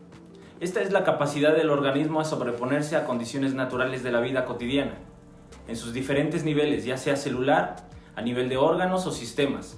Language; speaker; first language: Spanish; native; Spanish